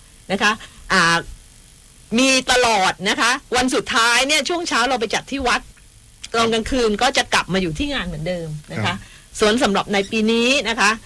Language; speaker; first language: Thai; native; Thai